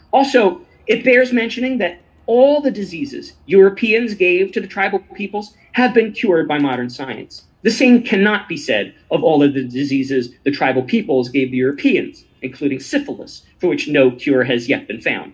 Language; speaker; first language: English; native; English